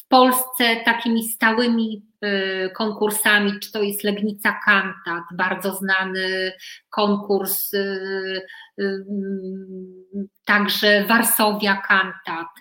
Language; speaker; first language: Polish; native; Polish